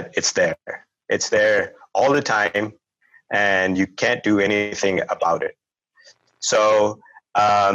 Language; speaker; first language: English; non-native, local second language; Urdu